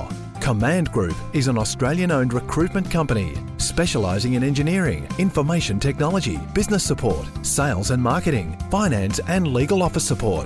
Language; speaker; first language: English; native; English